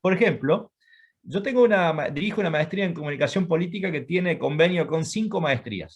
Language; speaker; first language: Spanish; native; Spanish